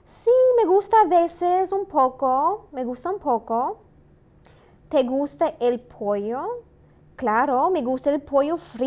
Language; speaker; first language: Spanish; non-native, fluent; English